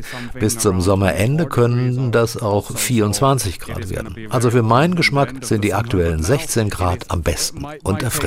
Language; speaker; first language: German; native; German